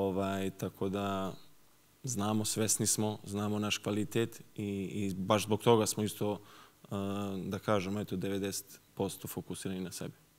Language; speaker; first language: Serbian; early bilingual, heritage; Serbian